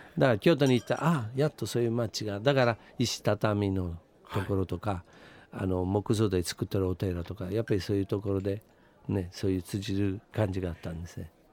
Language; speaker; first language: Japanese; non-native, fluent; Italian